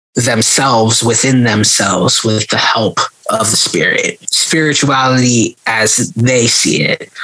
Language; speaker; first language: English; native; English